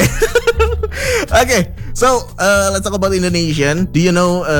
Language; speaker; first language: English; non-native, fluent; Indonesian